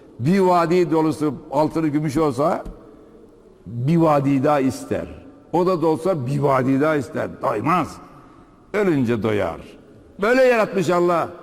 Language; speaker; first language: Turkish; native; Turkish